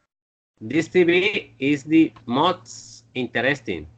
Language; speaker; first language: English; non-native, learner; Spanish